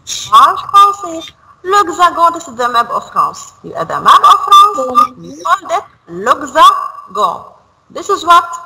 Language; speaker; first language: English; non-native, learner; Arabic